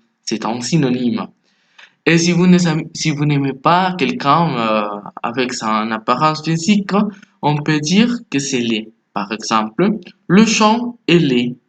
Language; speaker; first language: French; non-native, fluent; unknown